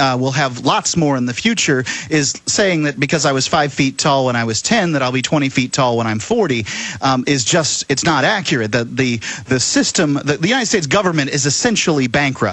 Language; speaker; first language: English; native; English